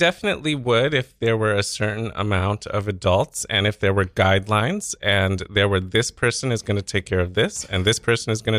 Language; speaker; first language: English; native; English